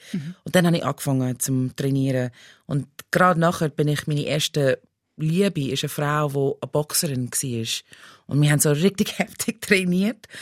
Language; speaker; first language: German; non-native, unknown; English